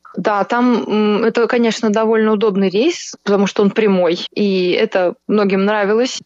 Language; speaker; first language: Russian; native; Russian